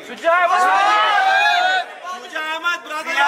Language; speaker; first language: Telugu; native; Telugu